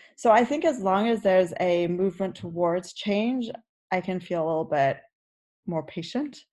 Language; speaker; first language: English; native; English